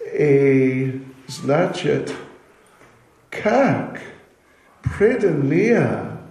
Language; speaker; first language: Russian; non-native, learner; English